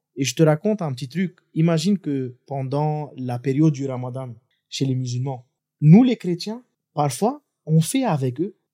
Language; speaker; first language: French; non-native, local second language; Arabic